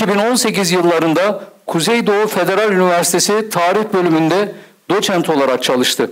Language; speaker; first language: Turkish; native; Turkish